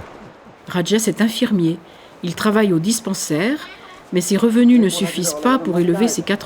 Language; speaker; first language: French; native; French